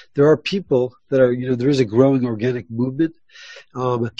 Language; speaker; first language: English; early bilingual, other home language; Spanish